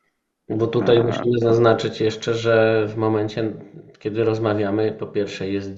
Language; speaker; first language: Polish; native; Polish